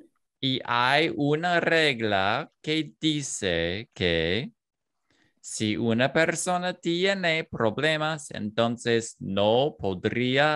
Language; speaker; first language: Spanish; non-native, learner; English